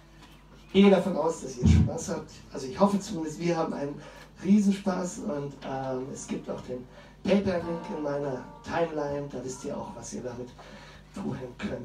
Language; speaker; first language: German; native; German